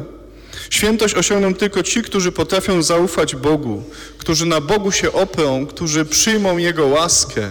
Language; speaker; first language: Polish; native; Polish